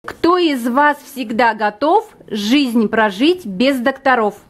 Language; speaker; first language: Russian; native; Russian